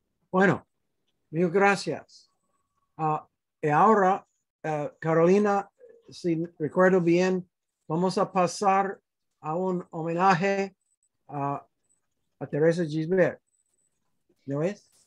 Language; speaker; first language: Spanish; non-native, fluent; English